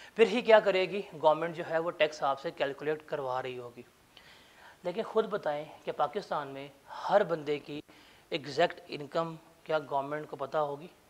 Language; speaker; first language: Urdu; non-native, local second language; Punjabi